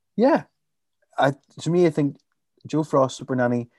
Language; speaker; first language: English; native; English